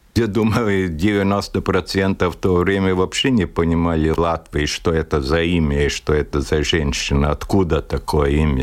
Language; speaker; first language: Russian; non-native, local second language; Latvian